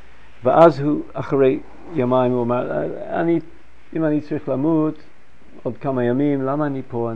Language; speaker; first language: Hebrew; non-native, fluent; English